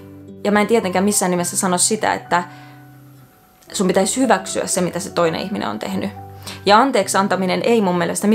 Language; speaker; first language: Finnish; native; Finnish